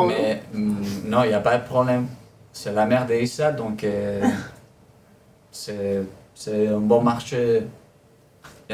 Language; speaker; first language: French; non-native, learner; Spanish